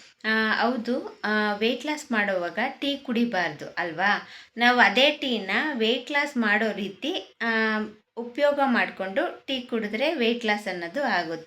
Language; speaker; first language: Kannada; native; Kannada